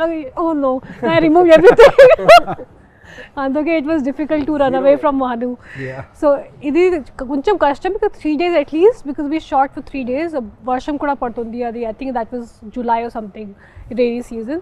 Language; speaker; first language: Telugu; non-native, fluent; Hindi